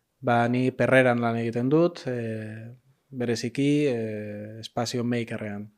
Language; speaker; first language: Basque; non-native, local second language; Spanish